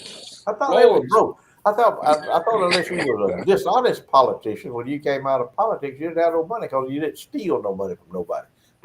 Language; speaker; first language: English; native; English